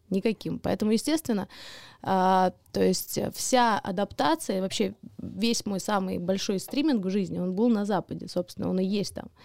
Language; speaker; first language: Russian; early bilingual, heritage; Russian